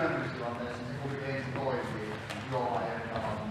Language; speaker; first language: Finnish; native; Finnish